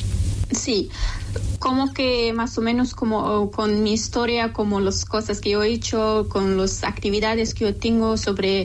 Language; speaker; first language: Spanish; non-native, local second language; Persian